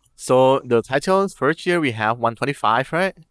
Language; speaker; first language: English; non-native, learner; Thai